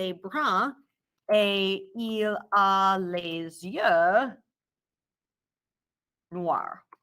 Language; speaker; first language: French; non-native, fluent; English